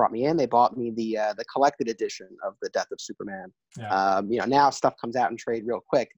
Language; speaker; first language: English; native; English